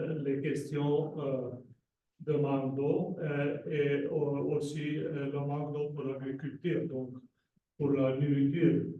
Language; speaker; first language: French; non-native, fluent; Slovenian